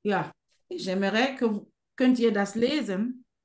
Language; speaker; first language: German; non-native, fluent; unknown